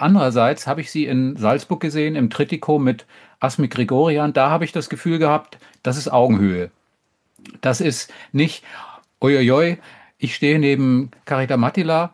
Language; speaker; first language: German; native; German